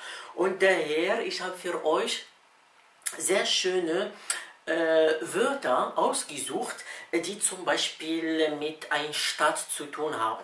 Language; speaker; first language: German; non-native, fluent; Arabic